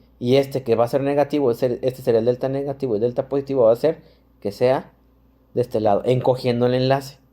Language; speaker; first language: Spanish; native; Spanish